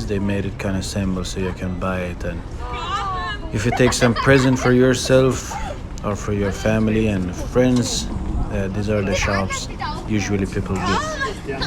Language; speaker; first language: English; non-native, fluent; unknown